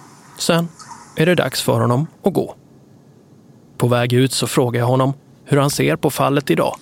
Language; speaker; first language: Swedish; native; Swedish